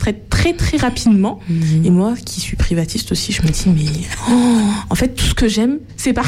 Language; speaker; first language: French; native; French